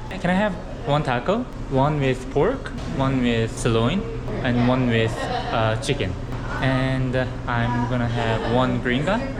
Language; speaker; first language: English; non-native, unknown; Korean